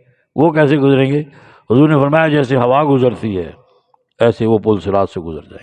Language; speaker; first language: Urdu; non-native, local second language; Punjabi